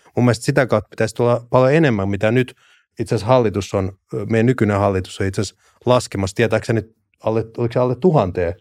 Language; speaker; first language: Finnish; early bilingual, other home language; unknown